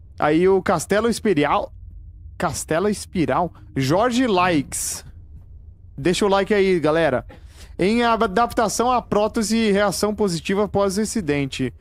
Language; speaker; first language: Portuguese; native; Portuguese